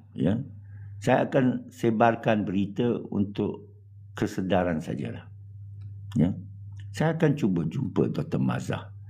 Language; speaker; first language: Malay; non-native, local second language; English